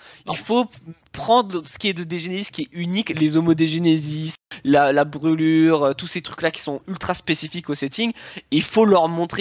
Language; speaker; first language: French; native; French